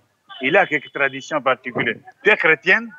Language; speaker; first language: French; non-native, fluent; Italian